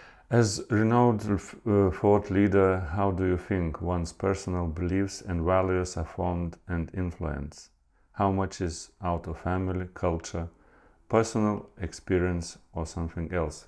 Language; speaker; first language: English; non-native, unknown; Lithuanian